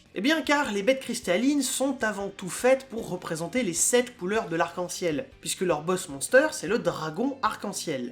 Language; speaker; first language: French; native; French